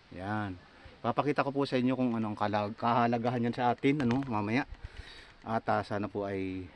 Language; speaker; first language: Filipino; non-native, local second language; Bikol